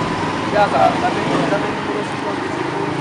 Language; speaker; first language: Spanish; non-native, learner; Haitian Creole